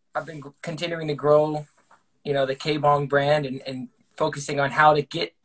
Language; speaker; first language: English; native; English